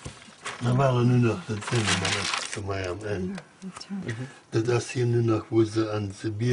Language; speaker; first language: German; early bilingual, heritage; German